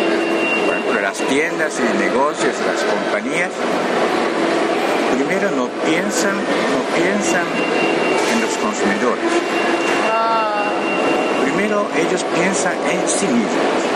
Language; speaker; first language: Spanish; non-native, fluent; Japanese